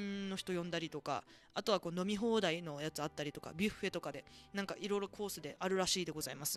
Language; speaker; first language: Japanese; native; Japanese